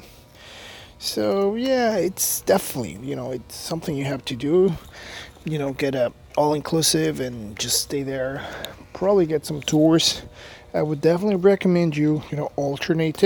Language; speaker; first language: English; non-native, fluent; Spanish